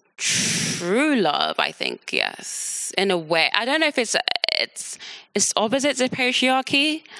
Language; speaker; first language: English; native; English